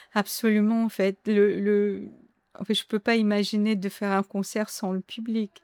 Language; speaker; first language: French; non-native, fluent; Korean